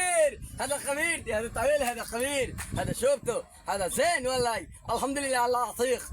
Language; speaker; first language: Arabic; non-native, learner; Bangla